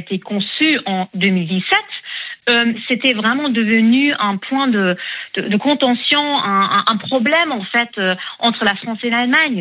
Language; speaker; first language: French; non-native, fluent; German